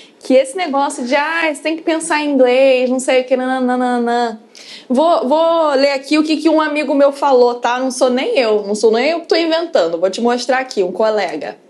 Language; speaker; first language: Portuguese; early bilingual, other home language; English